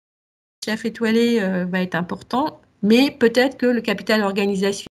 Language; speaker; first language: French; native; French